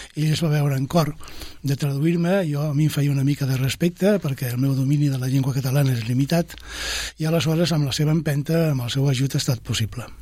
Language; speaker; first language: Catalan; non-native, local second language; Spanish